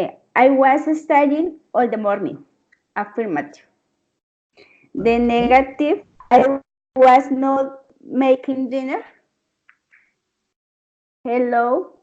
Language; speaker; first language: English; non-native, learner; Spanish